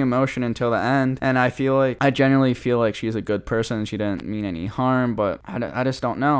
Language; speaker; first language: English; native; English